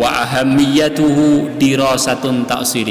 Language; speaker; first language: Arabic; non-native, fluent; Indonesian